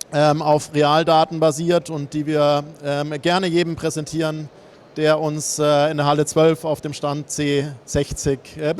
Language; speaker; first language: German; native; German